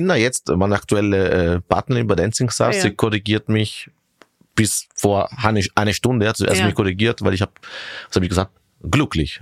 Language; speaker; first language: German; non-native, fluent; Italian